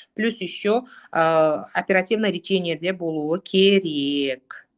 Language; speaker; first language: Russian; non-native, local second language; Kazakh